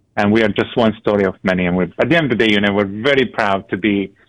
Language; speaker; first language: English; non-native, fluent; Arabic